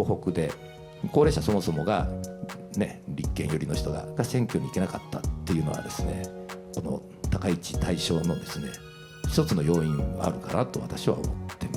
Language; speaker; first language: Japanese; native; Japanese